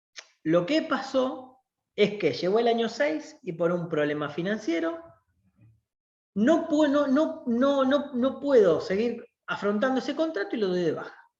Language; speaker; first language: Spanish; native; Spanish